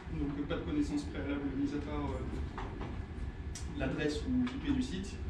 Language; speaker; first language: French; native; French